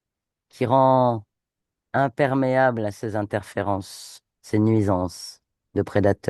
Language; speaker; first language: French; native; French